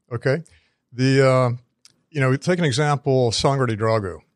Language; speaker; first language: English; native; English